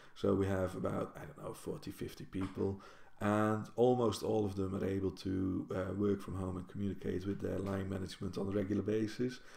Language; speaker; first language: English; non-native, fluent; Dutch